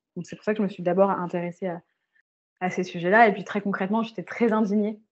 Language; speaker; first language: French; native; French